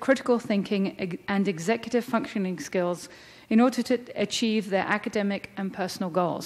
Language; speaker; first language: English; native; English